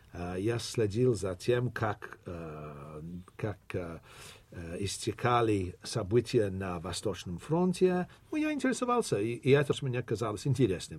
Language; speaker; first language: Russian; non-native, fluent; English